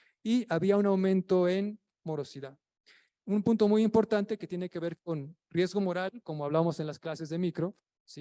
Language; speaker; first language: Spanish; native; Spanish